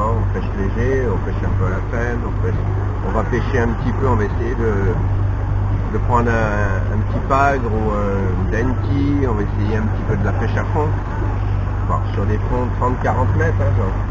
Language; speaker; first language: French; native; French